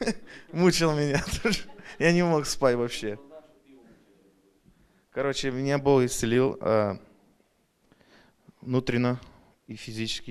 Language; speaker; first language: Russian; early bilingual, heritage; Russian